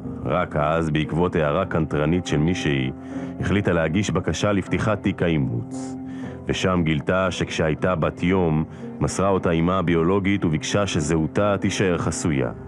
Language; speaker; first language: Hebrew; native; Hebrew